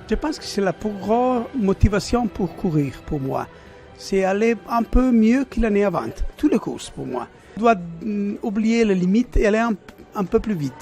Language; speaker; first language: French; non-native, learner; Italian